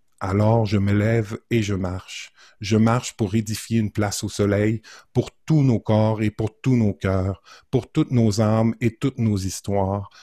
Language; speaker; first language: French; native; French